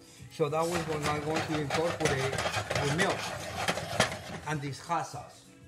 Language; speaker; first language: English; non-native, fluent; Spanish